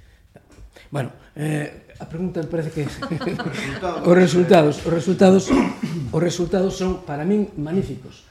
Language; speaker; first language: Galician; native; Galician